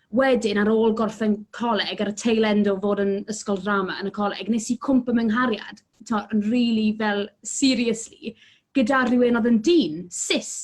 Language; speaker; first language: Welsh; native; Welsh